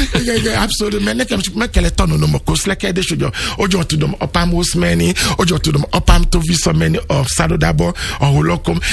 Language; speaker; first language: Hungarian; non-native, learner; Yoruba